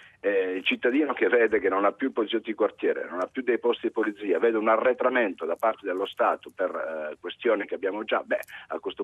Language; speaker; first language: Italian; native; Italian